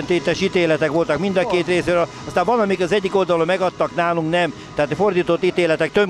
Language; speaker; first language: Hungarian; native; Hungarian